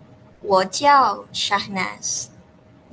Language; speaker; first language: Chinese; non-native, learner; Indonesian